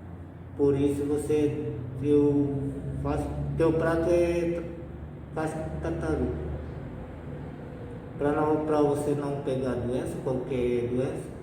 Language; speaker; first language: Portuguese; non-native, local second language; Guarani